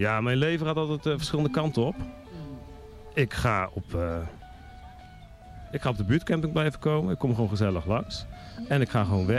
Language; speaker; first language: Dutch; native; Dutch